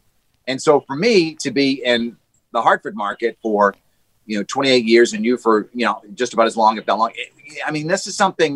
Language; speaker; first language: English; native; English